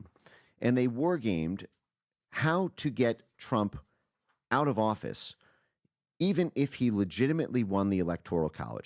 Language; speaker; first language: English; native; English